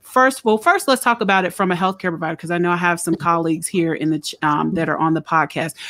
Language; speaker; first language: English; native; English